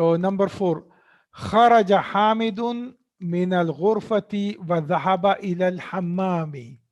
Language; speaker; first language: Arabic; non-native, fluent; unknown